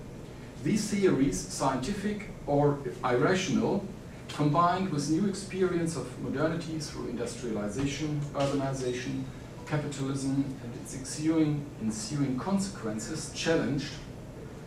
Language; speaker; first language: English; non-native, fluent; German